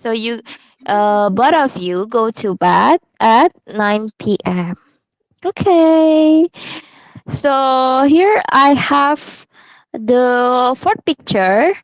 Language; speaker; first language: English; non-native, fluent; Indonesian